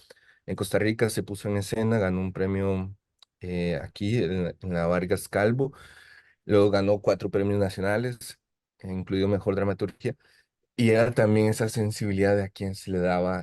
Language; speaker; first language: Spanish; native; Spanish